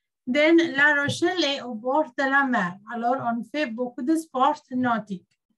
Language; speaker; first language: French; non-native, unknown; Sinhala